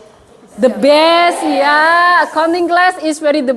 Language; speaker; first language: English; non-native, fluent; Indonesian